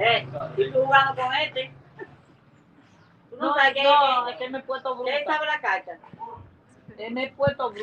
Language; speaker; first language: Spanish; native; Spanish